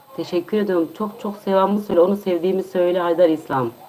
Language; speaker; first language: Turkish; native; Turkish